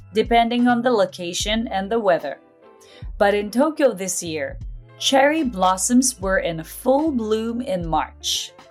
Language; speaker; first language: English; non-native, fluent; Japanese